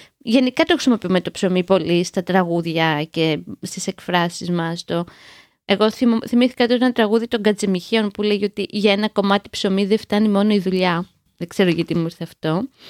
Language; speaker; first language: Greek; native; Greek